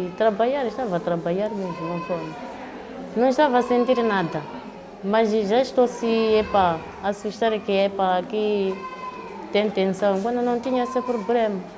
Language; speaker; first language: Portuguese; non-native, local second language; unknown